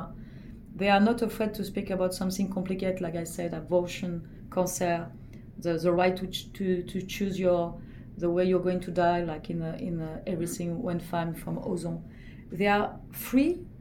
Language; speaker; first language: English; non-native, fluent; French